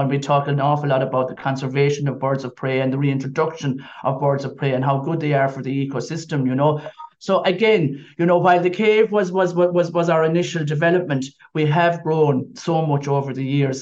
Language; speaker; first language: English; native; English